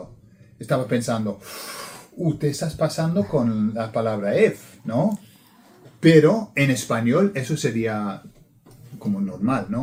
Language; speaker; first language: Spanish; non-native, fluent; English